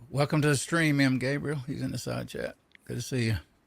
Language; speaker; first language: English; native; English